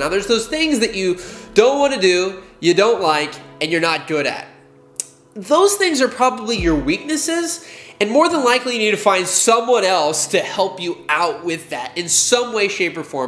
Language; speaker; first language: English; native; English